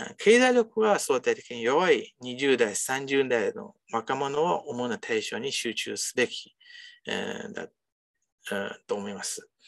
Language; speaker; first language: Japanese; non-native, fluent; Chinese